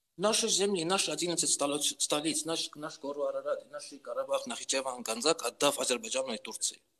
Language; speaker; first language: Russian; non-native, fluent; Armenian